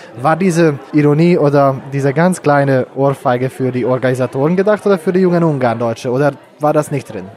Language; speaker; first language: German; non-native, fluent; Hungarian